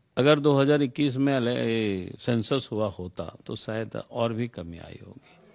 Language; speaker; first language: Hindi; non-native, local second language; Santali